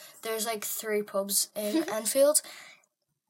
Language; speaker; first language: English; native; English